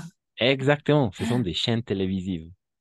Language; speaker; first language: French; non-native, fluent; Spanish